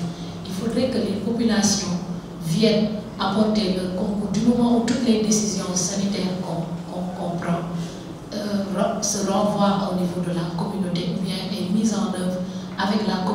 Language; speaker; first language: French; non-native, local second language; Wolof